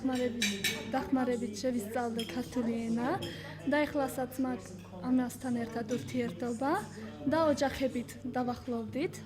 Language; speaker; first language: Georgian; non-native, local second language; Armenian